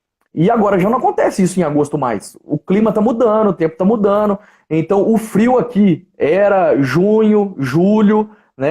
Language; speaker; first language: Portuguese; native; Portuguese